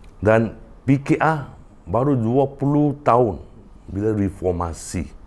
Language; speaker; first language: Malay; non-native, local second language; Cantonese